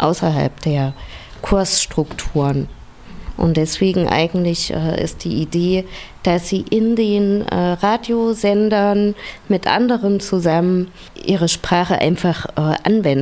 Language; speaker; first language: German; native; German